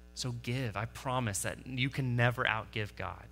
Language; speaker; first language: English; native; English